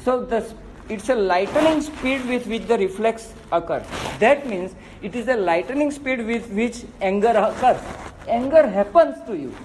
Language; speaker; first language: English; non-native, local second language; Gujarati